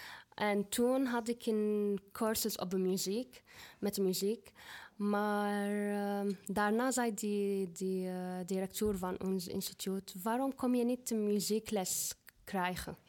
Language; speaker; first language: Dutch; non-native, fluent; Arabic